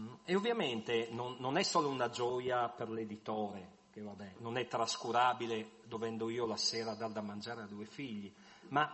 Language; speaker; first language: Italian; native; Italian